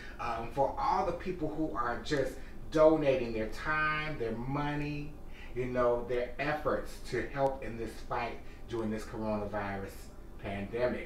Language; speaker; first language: English; native; English